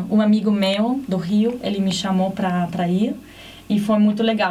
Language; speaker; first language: Portuguese; non-native, fluent; German